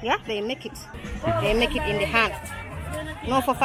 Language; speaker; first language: English; non-native, learner; Wolof